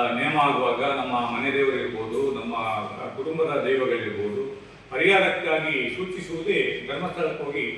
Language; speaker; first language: Kannada; native; Kannada